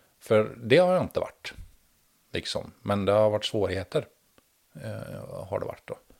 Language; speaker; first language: Swedish; native; Swedish